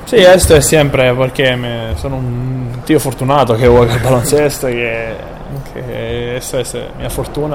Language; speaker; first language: Spanish; non-native, learner; Italian